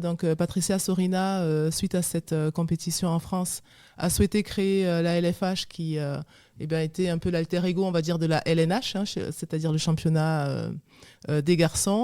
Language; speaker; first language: French; native; French